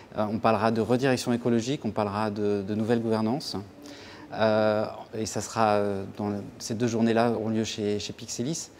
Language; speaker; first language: French; native; French